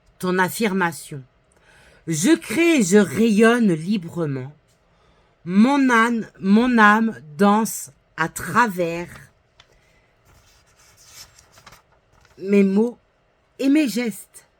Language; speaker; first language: French; native; French